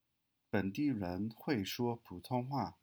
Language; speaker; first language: Chinese; non-native, fluent; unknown